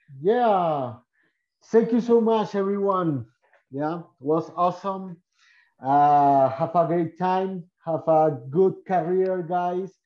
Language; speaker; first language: English; non-native, learner; Spanish